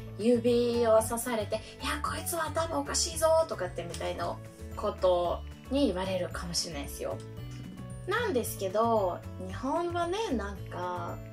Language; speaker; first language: Japanese; non-native, fluent; Russian